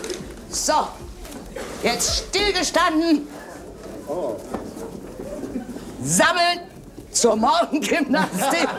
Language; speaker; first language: German; native; German